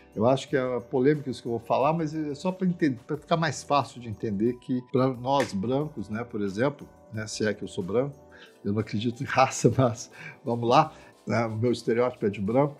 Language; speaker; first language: Portuguese; native; Portuguese